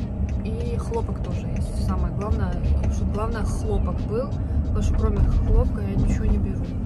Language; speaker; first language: Russian; native; Russian